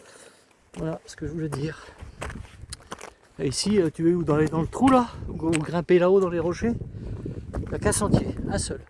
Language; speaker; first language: French; native; French